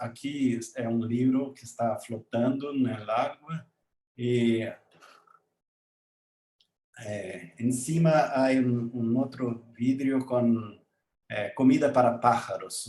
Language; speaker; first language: Spanish; non-native, learner; Portuguese